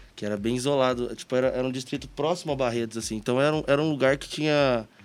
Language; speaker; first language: Portuguese; native; Portuguese